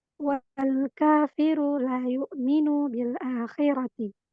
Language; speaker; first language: Arabic; non-native, learner; Indonesian